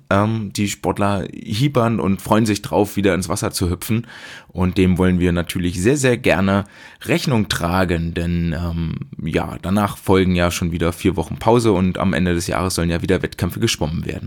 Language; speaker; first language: German; native; German